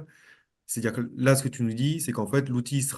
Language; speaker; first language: French; native; French